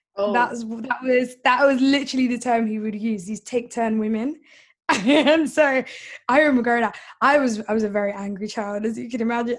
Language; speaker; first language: English; native; English